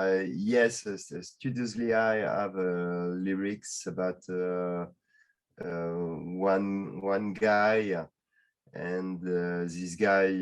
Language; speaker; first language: English; non-native, learner; French